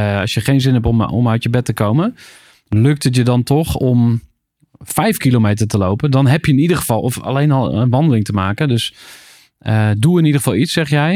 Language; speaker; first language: Dutch; native; Dutch